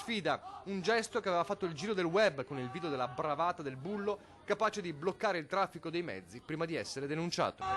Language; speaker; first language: Italian; native; Italian